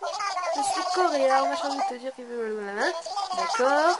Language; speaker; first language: French; native; French